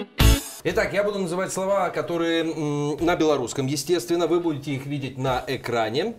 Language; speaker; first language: Russian; native; Russian